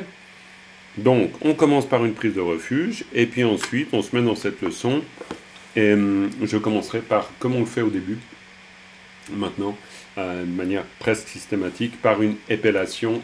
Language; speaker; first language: French; native; French